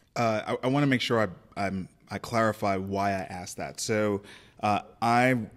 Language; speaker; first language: English; native; English